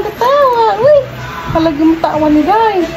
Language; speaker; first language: Filipino; non-native, local second language; Cebuano